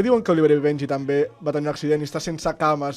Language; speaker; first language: Catalan; native; Catalan